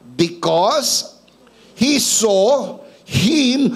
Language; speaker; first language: English; non-native, local second language; Filipino